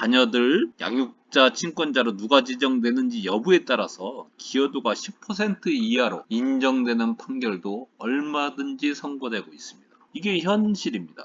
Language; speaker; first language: Korean; native; Korean